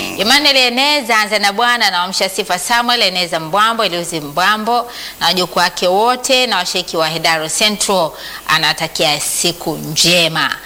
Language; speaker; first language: Swahili; native; Swahili